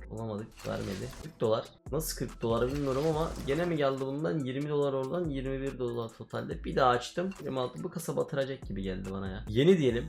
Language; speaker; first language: Turkish; native; Turkish